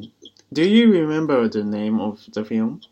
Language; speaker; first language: English; non-native, learner; Japanese